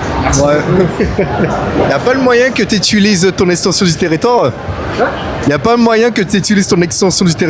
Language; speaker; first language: French; native; French